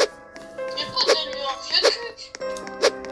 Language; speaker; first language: French; non-native, learner; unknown